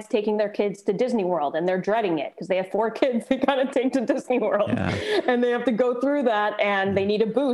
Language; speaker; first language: English; native; English